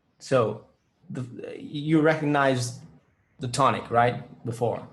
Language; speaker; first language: English; non-native, fluent; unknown